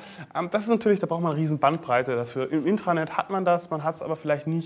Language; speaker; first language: German; native; German